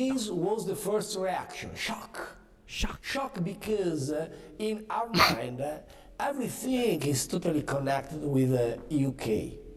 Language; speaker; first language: English; non-native, learner; Italian